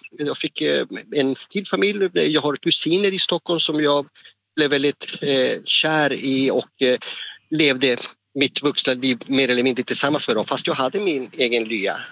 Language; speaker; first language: Swedish; non-native, fluent; Spanish